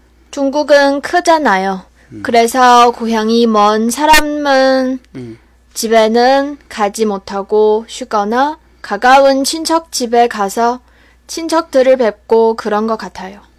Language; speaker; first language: Korean; non-native, fluent; Chinese